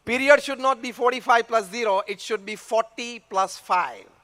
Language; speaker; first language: English; non-native, local second language; Gujarati